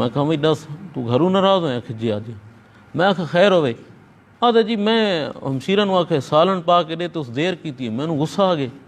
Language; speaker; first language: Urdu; non-native, local second language; Punjabi